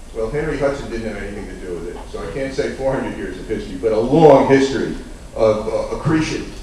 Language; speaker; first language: English; native; English